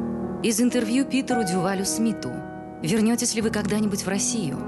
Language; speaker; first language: Russian; native; Russian